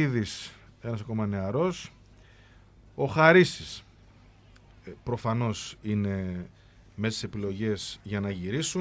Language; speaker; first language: Greek; native; Greek